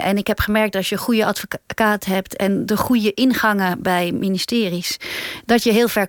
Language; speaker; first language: Dutch; native; Dutch